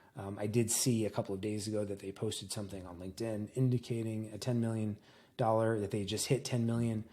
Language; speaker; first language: English; native; English